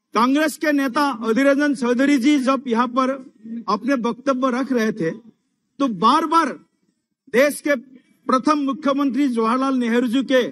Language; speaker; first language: Hindi; non-native, local second language; Assamese